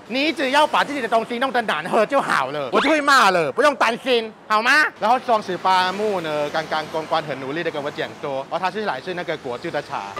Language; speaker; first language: Chinese; non-native, fluent; Thai